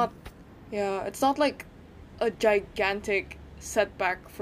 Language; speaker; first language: English; non-native, fluent; Indonesian